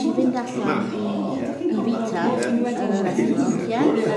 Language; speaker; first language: Welsh; non-native, learner; English